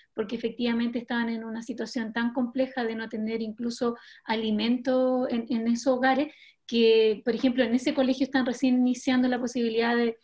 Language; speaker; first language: Spanish; native; Spanish